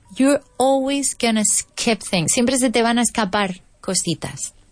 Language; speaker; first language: English; non-native, fluent; Spanish